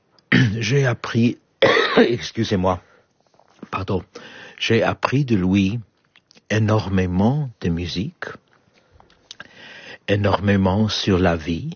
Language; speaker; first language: French; non-native, fluent; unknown